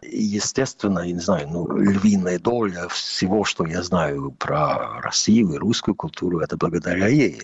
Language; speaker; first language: Russian; non-native, fluent; English